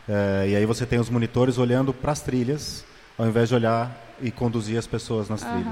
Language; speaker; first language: Portuguese; native; Portuguese